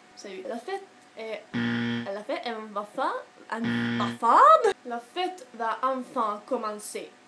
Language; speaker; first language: French; non-native, learner; Swedish